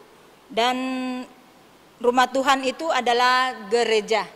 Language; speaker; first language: Indonesian; native; Indonesian